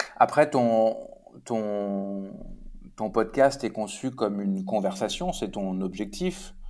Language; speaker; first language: French; native; French